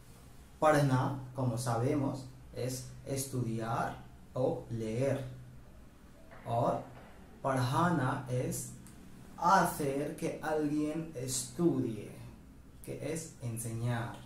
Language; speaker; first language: Spanish; non-native, fluent; Hindi